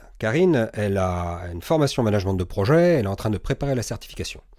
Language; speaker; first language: French; native; French